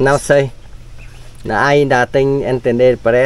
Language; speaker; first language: Portuguese; non-native, learner; Vietnamese